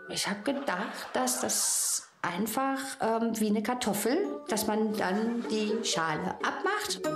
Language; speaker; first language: German; native; German